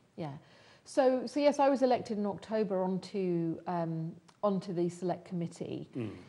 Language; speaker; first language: English; native; English